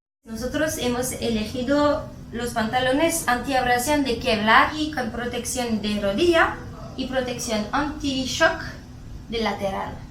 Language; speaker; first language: Spanish; non-native, fluent; French